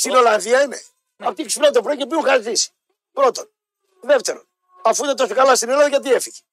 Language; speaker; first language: Greek; native; Greek